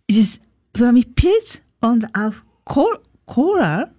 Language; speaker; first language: German; non-native, learner; Japanese